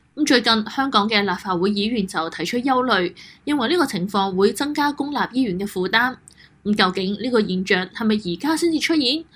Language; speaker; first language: Cantonese; native; Cantonese